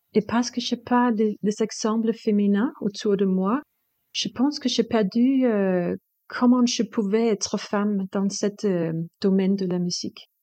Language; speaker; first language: French; non-native, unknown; Danish